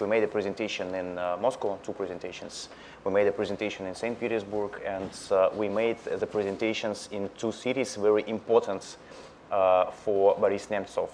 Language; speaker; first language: English; non-native, learner; Russian